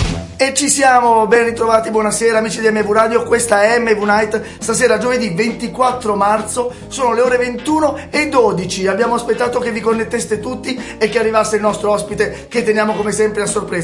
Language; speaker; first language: Italian; native; Italian